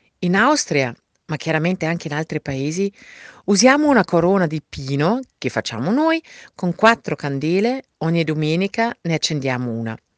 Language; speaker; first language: Italian; non-native, fluent; German